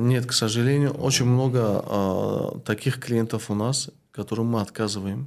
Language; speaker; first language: Russian; non-native, local second language; Tajik